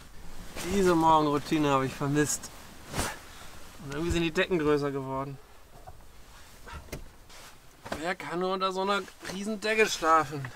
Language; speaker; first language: German; native; German